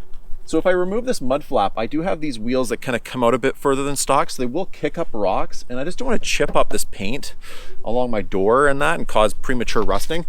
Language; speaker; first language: English; native; English